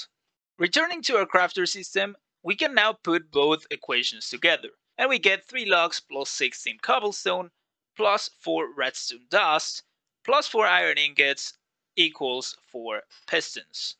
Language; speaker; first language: English; non-native, fluent; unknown